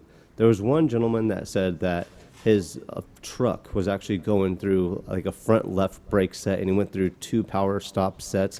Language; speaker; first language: English; native; English